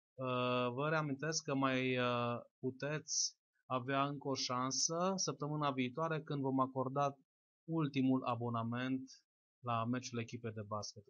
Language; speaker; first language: Romanian; native; Romanian